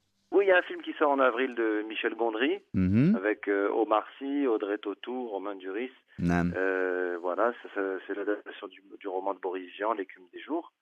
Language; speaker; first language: French; native; French